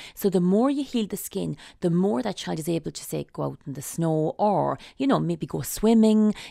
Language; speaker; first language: English; native; English